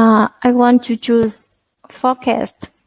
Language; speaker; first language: English; non-native, learner; Vietnamese